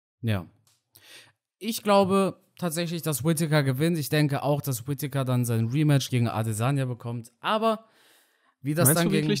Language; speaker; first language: German; native; German